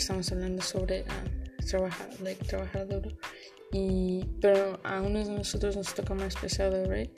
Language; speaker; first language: Spanish; early bilingual, heritage; Spanish